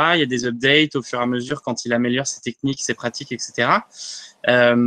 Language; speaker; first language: French; native; French